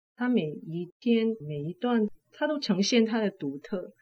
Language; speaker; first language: Chinese; non-native, fluent; Cantonese